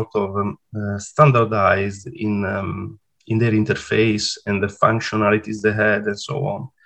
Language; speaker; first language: English; non-native, fluent; Italian